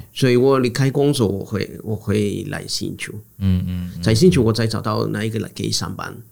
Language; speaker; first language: Chinese; non-native, learner; Spanish